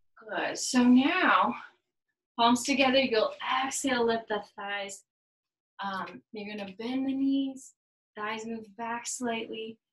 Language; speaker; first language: English; native; English